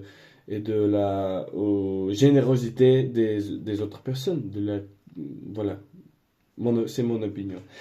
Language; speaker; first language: French; non-native, learner; Spanish